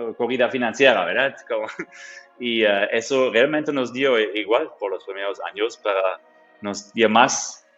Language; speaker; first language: Spanish; non-native, fluent; German